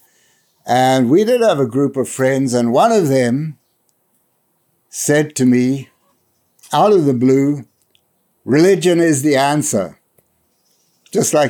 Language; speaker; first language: English; native; English